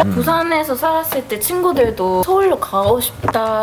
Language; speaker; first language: Korean; non-native, fluent; Spanish